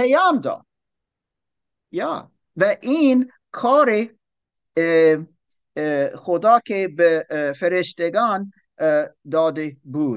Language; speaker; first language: Persian; non-native, learner; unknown